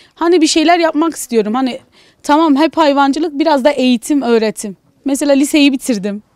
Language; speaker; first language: Turkish; native; Turkish